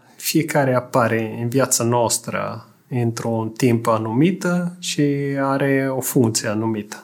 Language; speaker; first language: Romanian; non-native, fluent; Italian